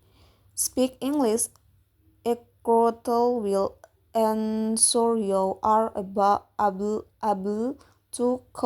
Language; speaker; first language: English; non-native, learner; Indonesian